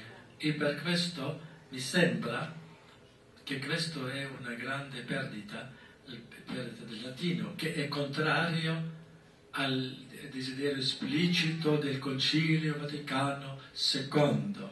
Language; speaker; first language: Italian; non-native, fluent; German